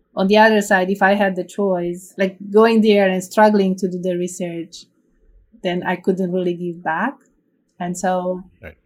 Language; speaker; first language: English; non-native, fluent; Romanian